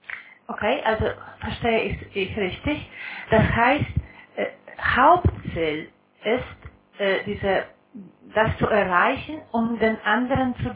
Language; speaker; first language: German; non-native, fluent; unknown